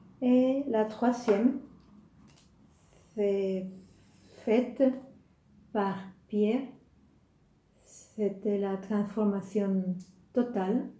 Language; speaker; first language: French; non-native, fluent; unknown